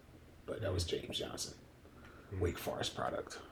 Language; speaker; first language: English; native; English